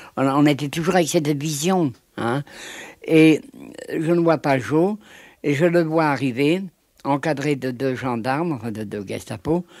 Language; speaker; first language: French; native; French